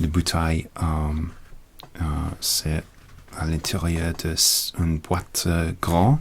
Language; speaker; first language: French; non-native, learner; English